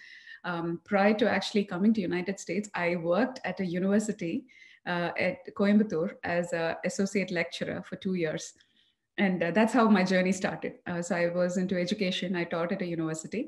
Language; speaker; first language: English; non-native, local second language; Tamil